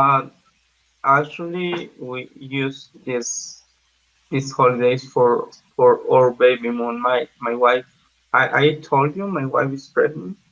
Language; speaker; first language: English; non-native, learner; Spanish